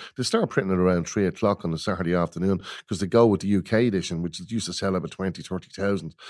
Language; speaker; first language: English; native; English